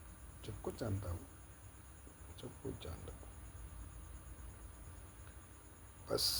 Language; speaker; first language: Hindi; non-native, local second language; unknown